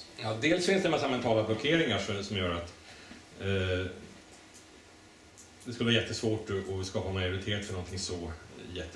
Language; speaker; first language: Swedish; native; Swedish